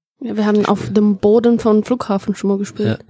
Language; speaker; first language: German; non-native, fluent; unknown